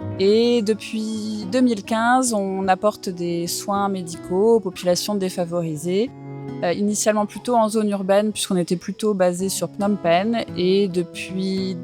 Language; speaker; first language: French; native; French